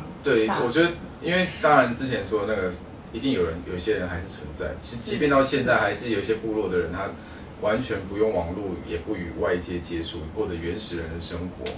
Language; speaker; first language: Chinese; native; Chinese